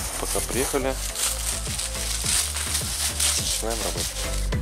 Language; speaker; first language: Russian; native; Russian